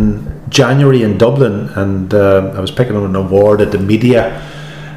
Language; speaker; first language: English; native; English